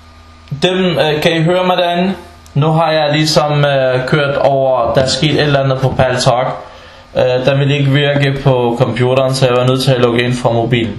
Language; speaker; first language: Danish; non-native, fluent; Arabic